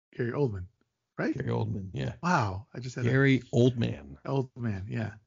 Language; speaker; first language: English; native; English